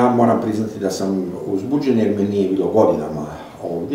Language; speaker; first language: Croatian; native; Croatian